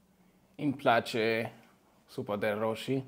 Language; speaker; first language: Romanian; non-native, learner; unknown